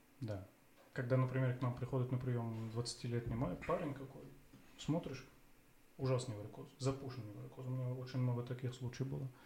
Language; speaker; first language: Russian; non-native, fluent; Arabic